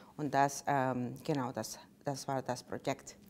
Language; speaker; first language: German; non-native, fluent; Spanish